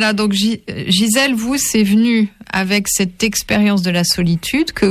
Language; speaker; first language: French; native; French